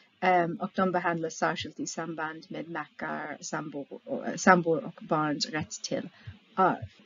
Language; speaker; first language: Swedish; non-native, fluent; English